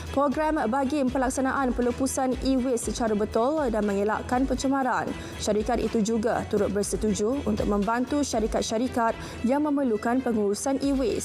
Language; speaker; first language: Malay; native; Malay